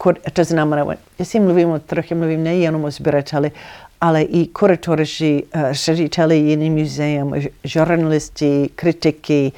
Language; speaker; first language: Czech; non-native, learner; English